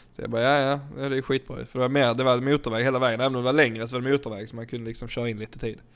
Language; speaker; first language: Swedish; native; Swedish